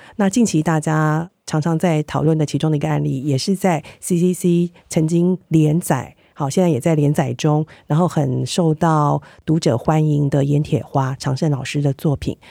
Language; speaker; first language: Chinese; native; Chinese